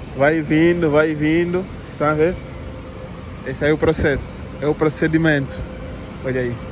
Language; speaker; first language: Portuguese; native; Portuguese